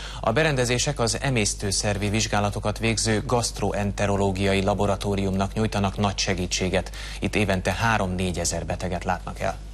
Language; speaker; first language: Hungarian; native; Hungarian